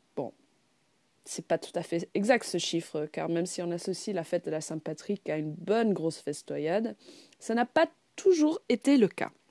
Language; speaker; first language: French; non-native, fluent; English